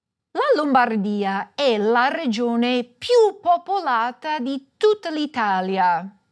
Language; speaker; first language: Italian; non-native, fluent; English